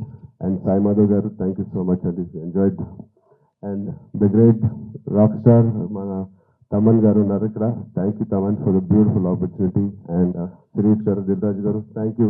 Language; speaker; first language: Telugu; native; Telugu